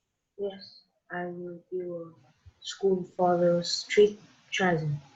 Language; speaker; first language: English; non-native, learner; Vietnamese